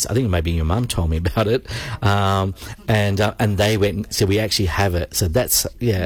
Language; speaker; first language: English; native; English